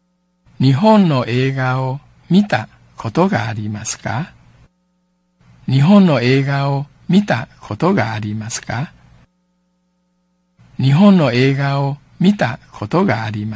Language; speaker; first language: Japanese; non-native, fluent; Min Nan Chinese